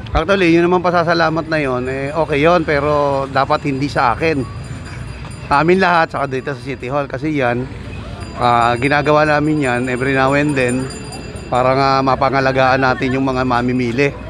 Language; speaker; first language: Filipino; native; Filipino